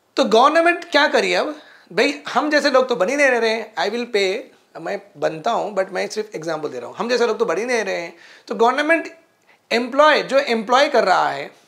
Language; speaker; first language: Hindi; non-native, local second language; Urdu